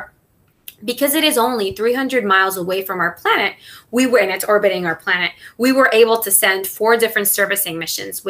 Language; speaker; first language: English; non-native, fluent; Spanish